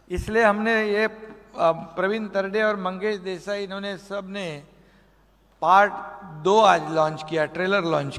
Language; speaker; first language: Hindi; non-native, local second language; Marathi